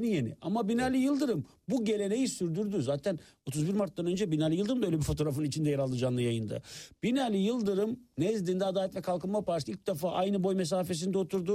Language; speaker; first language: Turkish; native; Turkish